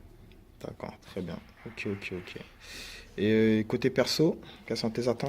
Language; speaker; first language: French; native; French